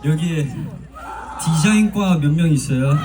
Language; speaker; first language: Korean; early bilingual, heritage; Korean